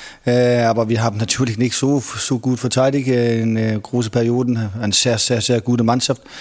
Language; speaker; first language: German; non-native, fluent; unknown